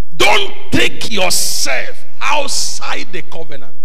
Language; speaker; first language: English; non-native, local second language; Yoruba